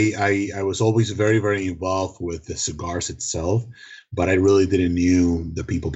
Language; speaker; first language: English; non-native, fluent; Spanish